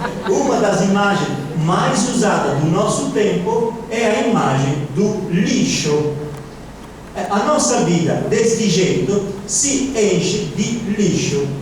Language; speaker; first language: Portuguese; non-native, fluent; Italian